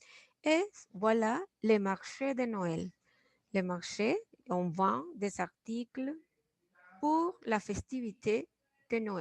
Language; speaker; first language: French; non-native, fluent; Spanish